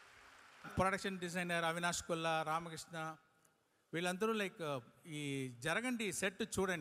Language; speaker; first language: Telugu; non-native, local second language; Tamil